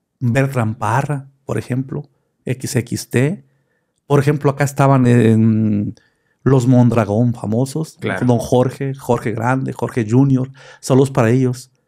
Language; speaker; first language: Spanish; native; Spanish